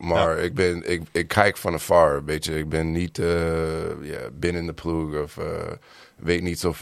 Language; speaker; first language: Dutch; non-native, learner; English